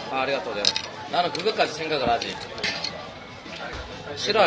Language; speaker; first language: Korean; native; Korean